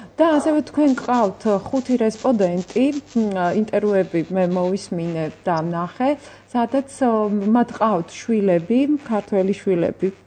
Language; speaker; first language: Georgian; native; Georgian